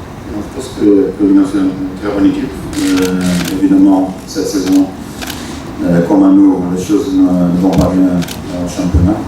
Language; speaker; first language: French; non-native, fluent; Portuguese